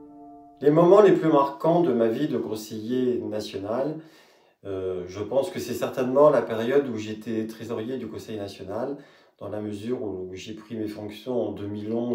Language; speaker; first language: French; native; French